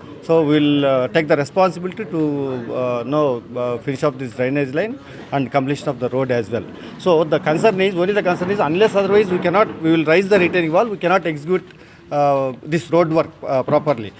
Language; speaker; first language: English; non-native, local second language; Telugu